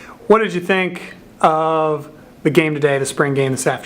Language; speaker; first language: English; native; English